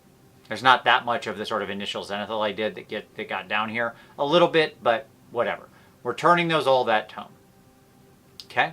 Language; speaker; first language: English; native; English